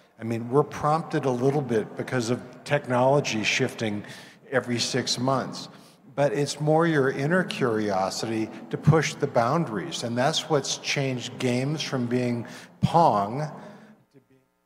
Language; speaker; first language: English; native; English